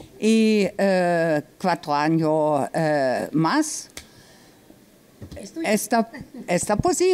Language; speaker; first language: Spanish; non-native, learner; German